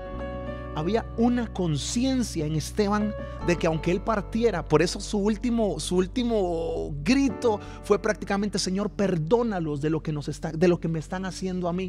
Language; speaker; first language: Spanish; native; Spanish